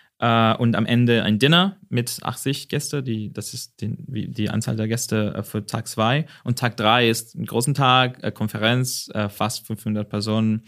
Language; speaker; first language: German; non-native, fluent; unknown